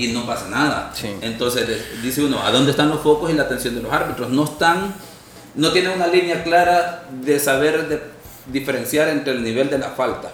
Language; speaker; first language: Spanish; native; Spanish